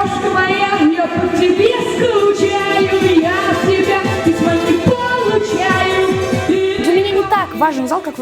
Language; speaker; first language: Russian; native; Russian